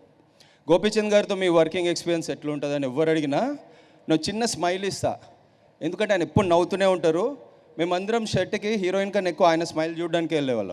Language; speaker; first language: Telugu; native; Telugu